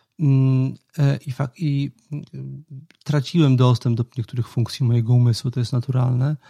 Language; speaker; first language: Polish; native; Polish